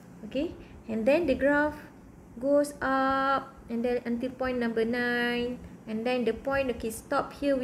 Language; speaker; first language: English; non-native, local second language; Malay